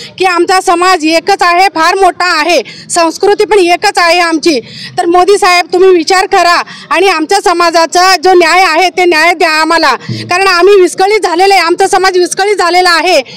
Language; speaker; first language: Marathi; non-native, local second language; Lambadi